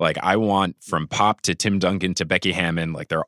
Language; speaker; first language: English; native; English